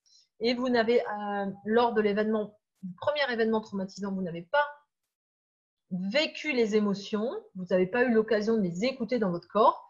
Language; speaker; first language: French; native; French